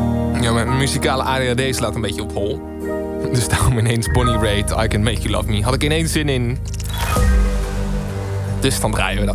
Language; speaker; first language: Dutch; native; Dutch